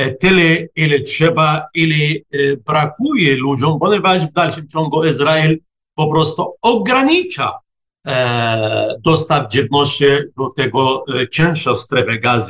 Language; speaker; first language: Polish; non-native, fluent; Arabic